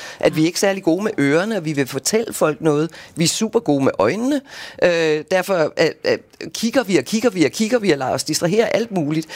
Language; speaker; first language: Danish; native; Danish